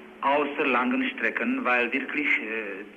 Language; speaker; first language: German; non-native, learner; Czech